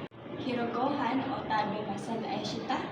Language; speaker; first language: Japanese; non-native, learner; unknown